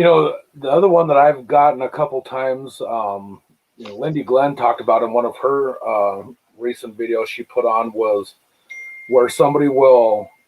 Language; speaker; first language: English; native; English